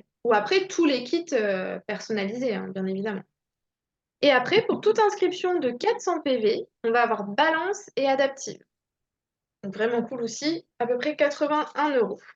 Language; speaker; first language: French; native; French